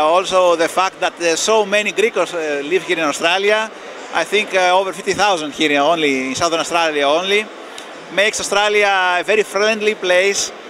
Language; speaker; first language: English; non-native, fluent; Greek